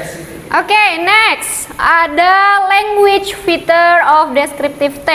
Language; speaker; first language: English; non-native, learner; Indonesian